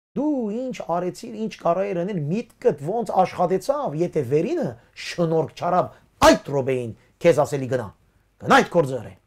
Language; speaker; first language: Armenian; early bilingual, heritage; Armenian